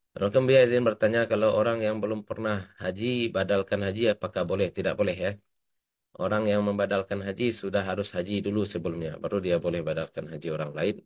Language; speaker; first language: Indonesian; native; Indonesian